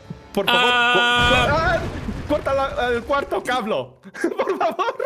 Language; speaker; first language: Spanish; non-native, learner; Portuguese